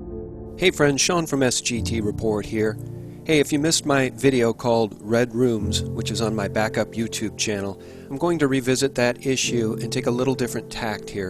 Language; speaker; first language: English; native; English